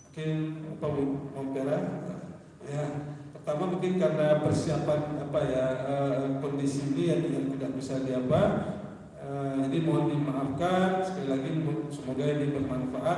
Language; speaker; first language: Indonesian; native; Indonesian